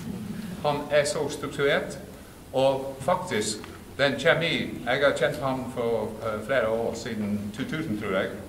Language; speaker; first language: Norwegian; non-native, fluent; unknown